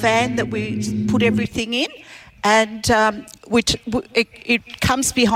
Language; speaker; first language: English; native; English